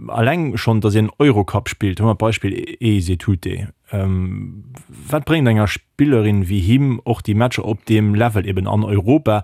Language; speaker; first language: Luxembourgish; native; Luxembourgish